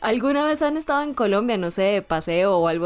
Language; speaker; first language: Spanish; native; Spanish